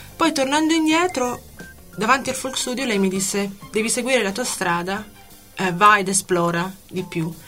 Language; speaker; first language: Italian; native; Italian